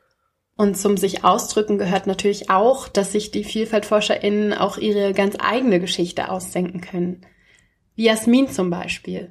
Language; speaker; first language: German; native; German